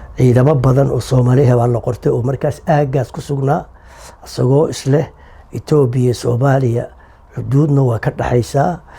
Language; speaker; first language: Somali; native; Somali